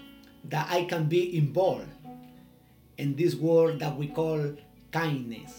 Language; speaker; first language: English; non-native, learner; Spanish